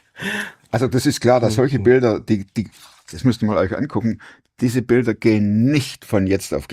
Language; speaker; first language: German; native; German